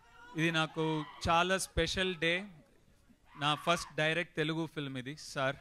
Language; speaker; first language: Telugu; non-native, learner; Tamil